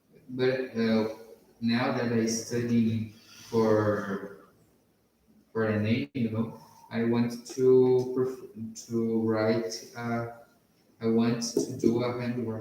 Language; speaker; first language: English; non-native, learner; Portuguese